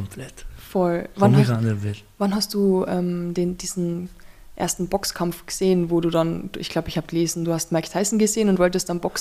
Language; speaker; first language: German; native; German